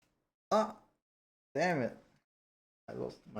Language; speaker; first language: English; non-native, learner; Japanese